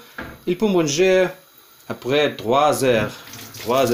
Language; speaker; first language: French; non-native, learner; Ukrainian